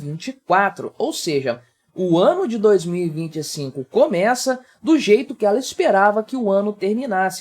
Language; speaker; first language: Portuguese; native; Portuguese